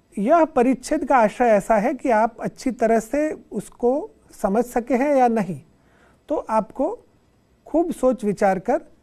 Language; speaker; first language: Hindi; non-native, local second language; Gujarati